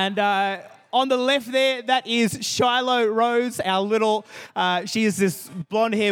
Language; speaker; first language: English; native; English